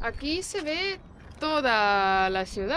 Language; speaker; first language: Spanish; non-native, fluent; Estonian